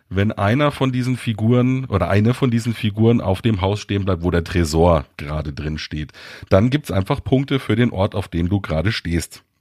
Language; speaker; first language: German; native; German